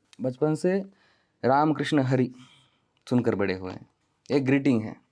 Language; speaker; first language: Hindi; non-native, local second language; Marathi